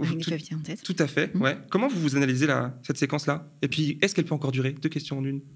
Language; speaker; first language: French; native; French